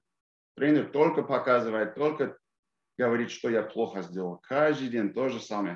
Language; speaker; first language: Russian; non-native, fluent; English